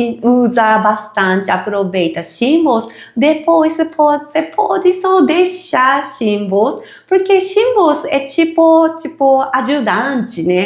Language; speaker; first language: Portuguese; non-native, fluent; Japanese